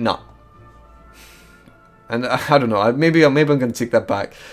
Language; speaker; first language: English; native; English